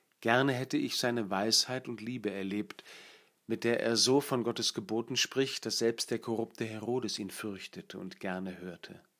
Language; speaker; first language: German; native; German